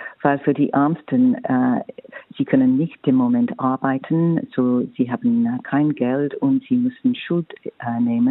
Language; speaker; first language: German; non-native, fluent; English